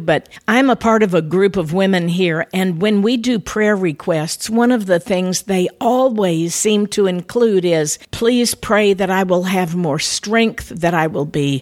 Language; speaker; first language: English; native; English